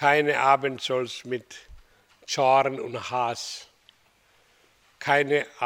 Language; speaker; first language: German; non-native, learner; Hindi